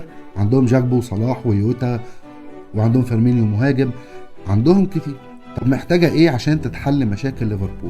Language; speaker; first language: Arabic; native; Arabic